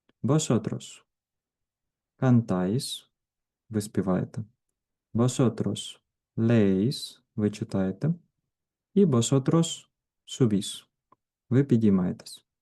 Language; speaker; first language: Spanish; non-native, fluent; Ukrainian